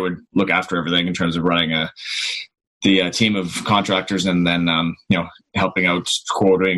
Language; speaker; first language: English; native; English